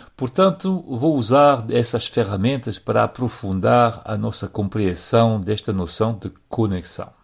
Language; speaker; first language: Portuguese; non-native, fluent; French